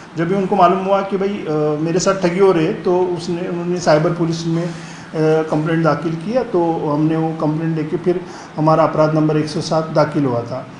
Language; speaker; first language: Hindi; non-native, local second language; Marathi